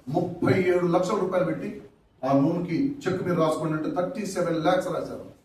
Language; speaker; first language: Telugu; non-native, local second language; Urdu